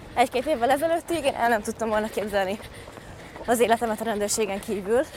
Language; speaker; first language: Hungarian; native; Hungarian